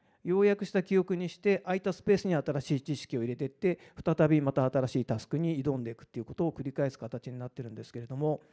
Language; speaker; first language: Japanese; native; Japanese